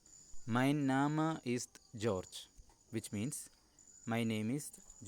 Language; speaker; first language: German; non-native, learner; Malayalam